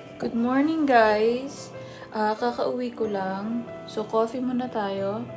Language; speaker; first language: Filipino; native; Filipino